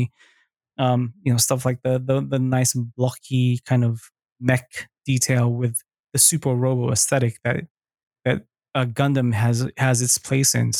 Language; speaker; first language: English; non-native, local second language; Filipino